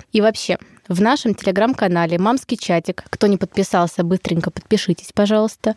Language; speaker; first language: Russian; native; Russian